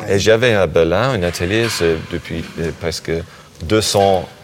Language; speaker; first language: French; non-native, learner; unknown